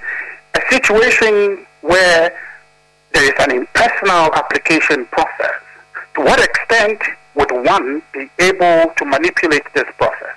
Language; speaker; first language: English; non-native, local second language; Ewe